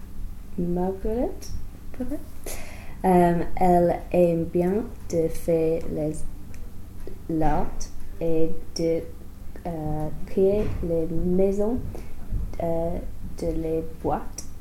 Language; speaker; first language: French; non-native, learner; English